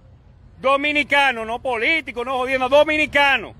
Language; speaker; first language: Spanish; native; Spanish